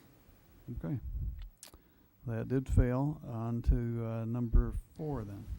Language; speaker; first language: English; native; English